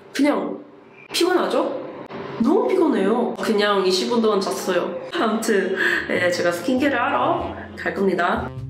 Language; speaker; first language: Korean; non-native, fluent; English